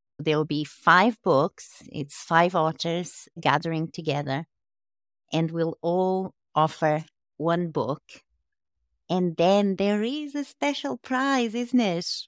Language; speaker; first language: English; non-native, fluent; Portuguese